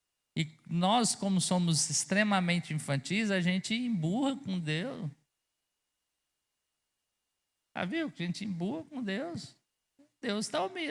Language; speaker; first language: Portuguese; native; Portuguese